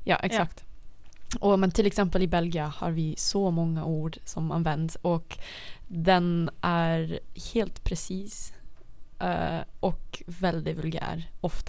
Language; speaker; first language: Swedish; non-native, fluent; Dutch